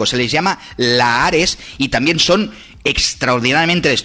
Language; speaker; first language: Spanish; native; Spanish